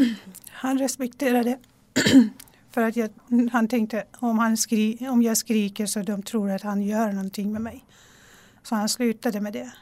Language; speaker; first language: Swedish; non-native, local second language; Persian